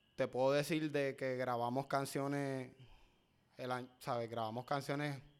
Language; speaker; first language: Spanish; native; Spanish